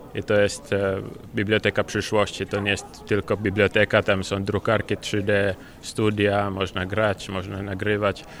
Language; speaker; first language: Polish; non-native, fluent; Finnish